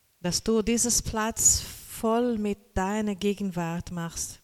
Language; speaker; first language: German; non-native, learner; Portuguese